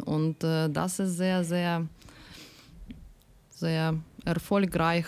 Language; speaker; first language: German; non-native, learner; Ukrainian